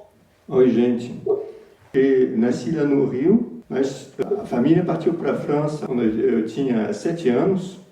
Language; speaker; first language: Portuguese; early bilingual, heritage; Portuguese